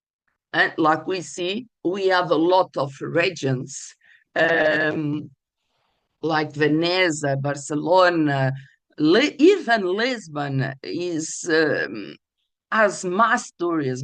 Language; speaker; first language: English; non-native, fluent; Portuguese